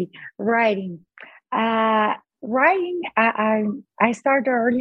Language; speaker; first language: English; non-native, fluent; Portuguese